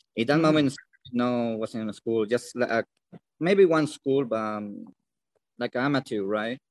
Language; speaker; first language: English; non-native, learner; Spanish